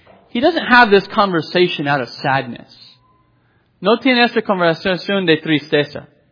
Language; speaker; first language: English; native; English